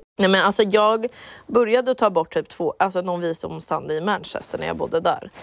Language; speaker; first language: Swedish; native; Swedish